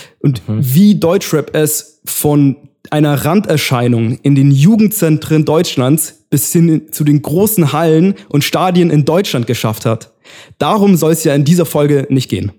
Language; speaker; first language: German; early bilingual, other home language; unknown